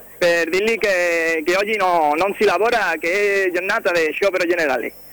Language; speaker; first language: Italian; non-native, learner; Spanish